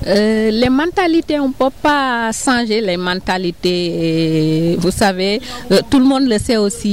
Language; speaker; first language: French; non-native, local second language; Wolof